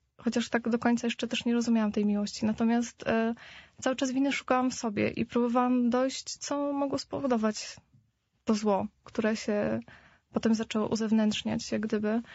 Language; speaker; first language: Polish; native; Polish